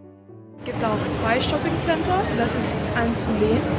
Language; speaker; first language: German; non-native, learner; Serbian